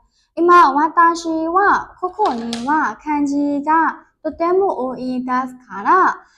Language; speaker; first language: Japanese; non-native, learner; Burmese